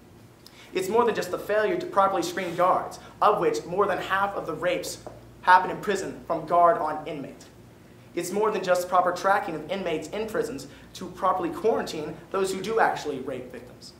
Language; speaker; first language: English; native; English